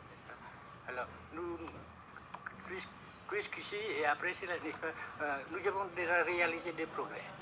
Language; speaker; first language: French; non-native, local second language; Vietnamese